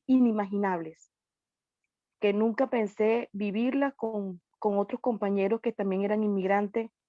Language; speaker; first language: Spanish; native; Spanish